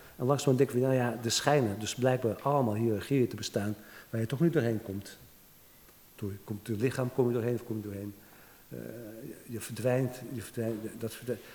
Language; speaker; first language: Dutch; native; Dutch